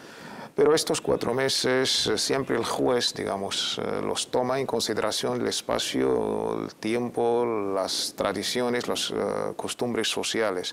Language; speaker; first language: Spanish; native; Spanish